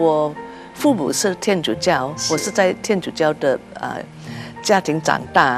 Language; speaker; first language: Chinese; early bilingual, heritage; Chinese